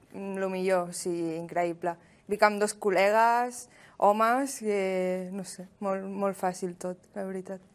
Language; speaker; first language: Catalan; early bilingual, other home language; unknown